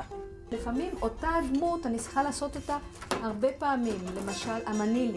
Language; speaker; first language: Hebrew; non-native, fluent; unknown